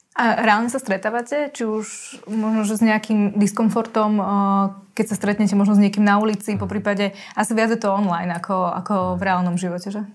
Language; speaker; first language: Slovak; native; Slovak